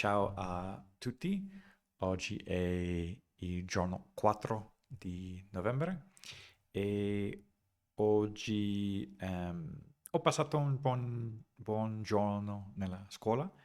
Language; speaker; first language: Italian; non-native, learner; English